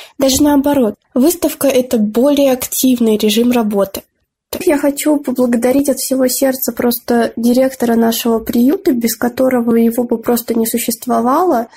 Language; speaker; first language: Russian; native; Russian